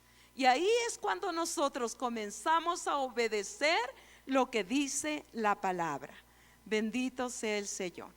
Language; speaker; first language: Spanish; native; Spanish